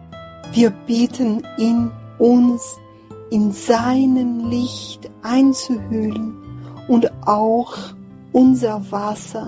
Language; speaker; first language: German; non-native, fluent; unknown